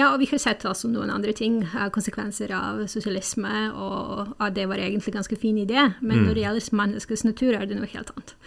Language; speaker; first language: Norwegian; non-native, fluent; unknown